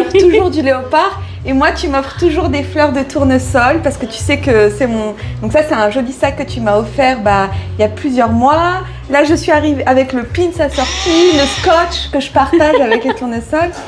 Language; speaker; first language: French; native; French